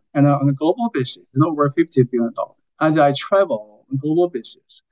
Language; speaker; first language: English; non-native, fluent; Chinese